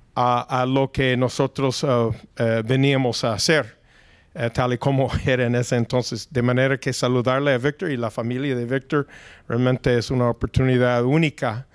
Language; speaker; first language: Spanish; non-native, fluent; English